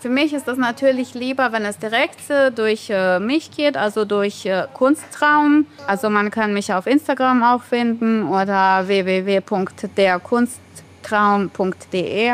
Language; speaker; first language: German; non-native, fluent; Bosnian